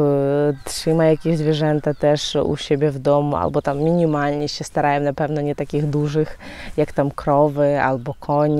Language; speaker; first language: Polish; non-native, fluent; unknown